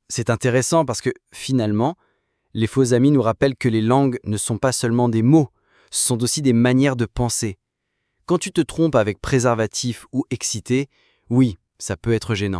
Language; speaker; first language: French; native; French